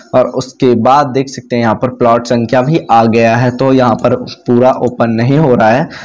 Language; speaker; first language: Hindi; native; Hindi